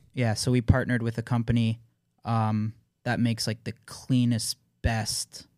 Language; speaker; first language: English; native; English